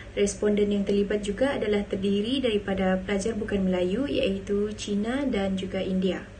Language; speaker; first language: Malay; native; Malay